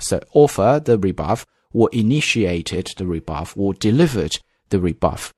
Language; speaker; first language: English; non-native, fluent; Chinese